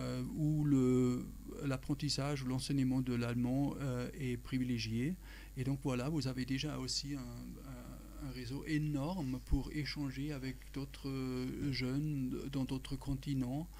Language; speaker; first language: French; non-native, fluent; German